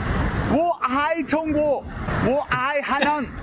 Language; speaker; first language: Chinese; non-native, learner; English